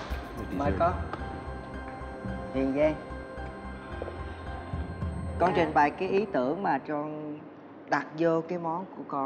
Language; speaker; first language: Vietnamese; native; Vietnamese